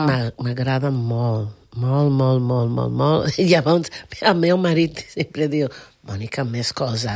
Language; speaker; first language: Catalan; non-native, learner; English